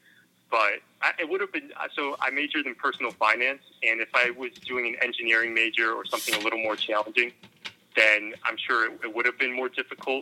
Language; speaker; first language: English; native; English